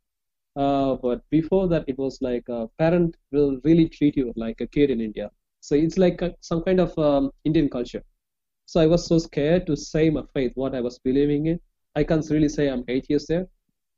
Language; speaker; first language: English; non-native, local second language; Tamil